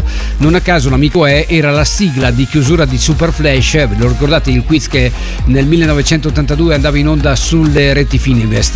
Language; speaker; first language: Italian; native; Italian